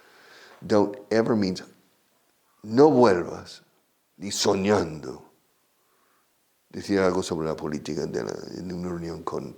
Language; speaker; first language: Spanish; non-native, fluent; English